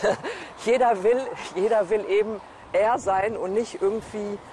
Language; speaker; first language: German; native; German